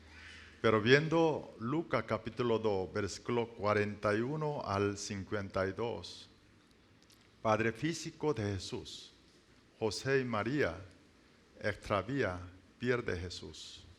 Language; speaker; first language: Spanish; non-native, learner; Korean